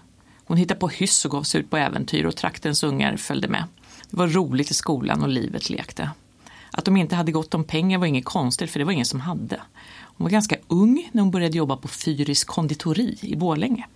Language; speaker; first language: Swedish; native; Swedish